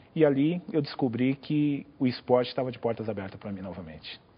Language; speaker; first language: Portuguese; native; Portuguese